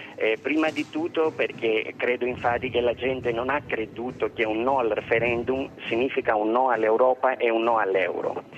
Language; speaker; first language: Italian; non-native, fluent; Greek